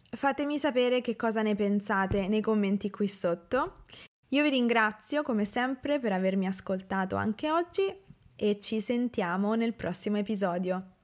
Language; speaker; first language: Italian; native; Italian